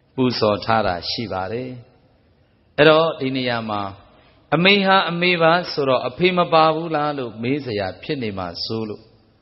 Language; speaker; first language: Burmese; native; Burmese